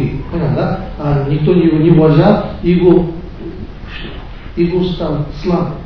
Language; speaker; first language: Russian; non-native, learner; Tibetan